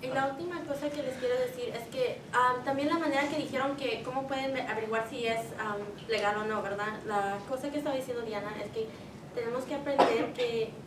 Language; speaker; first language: Spanish; early bilingual, heritage; Spanish